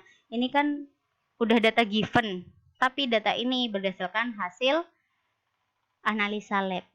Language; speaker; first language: Indonesian; native; Indonesian